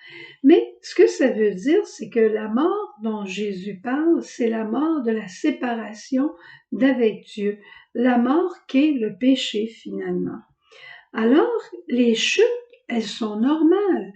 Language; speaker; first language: French; native; French